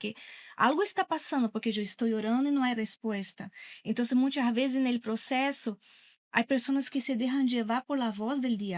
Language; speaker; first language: Portuguese; non-native, learner; Spanish